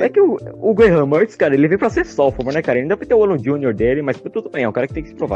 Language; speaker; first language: Portuguese; native; Portuguese